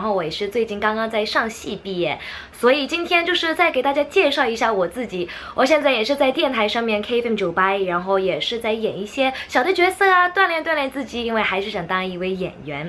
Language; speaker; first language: Chinese; early bilingual, heritage; Chinese